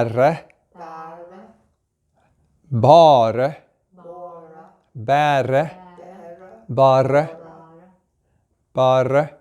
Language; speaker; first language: Norwegian; early bilingual, heritage; English